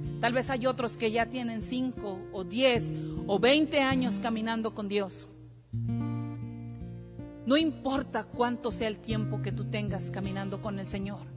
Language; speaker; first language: Spanish; native; Spanish